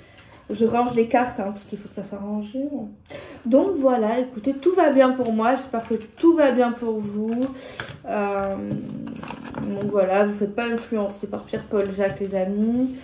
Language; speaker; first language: French; native; French